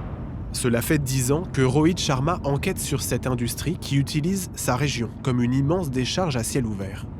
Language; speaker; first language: French; native; French